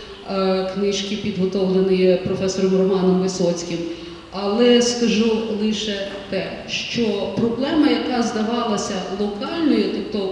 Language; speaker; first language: Ukrainian; native; Ukrainian